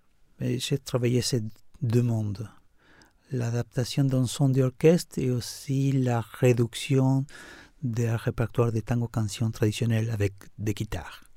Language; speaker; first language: French; non-native, fluent; Spanish